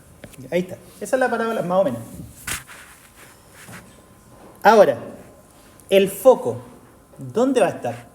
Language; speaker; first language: Spanish; native; Spanish